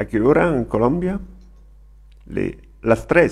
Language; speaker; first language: Spanish; non-native, learner; Italian